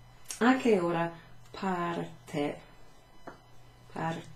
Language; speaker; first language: Italian; non-native, fluent; English